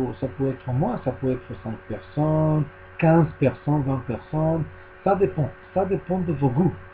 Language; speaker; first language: French; non-native, learner; Spanish